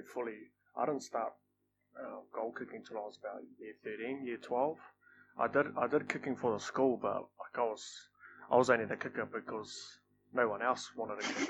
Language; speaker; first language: English; non-native, local second language; Māori